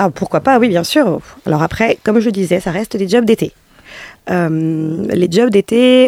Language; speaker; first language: French; native; French